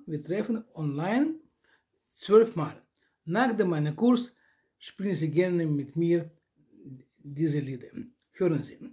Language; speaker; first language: German; non-native, learner; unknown